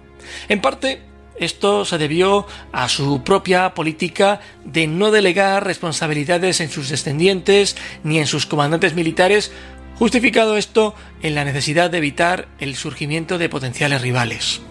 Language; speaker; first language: Spanish; native; Spanish